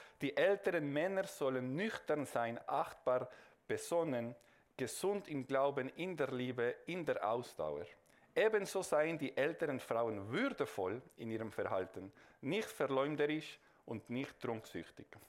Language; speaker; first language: German; non-native, fluent; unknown